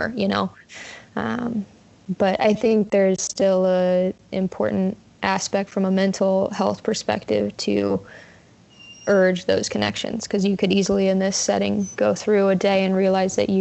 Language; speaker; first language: English; native; English